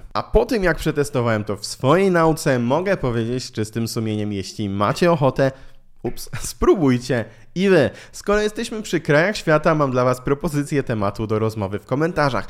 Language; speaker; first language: Polish; native; Polish